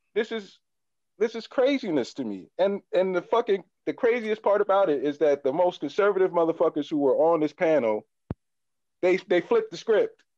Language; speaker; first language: English; native; English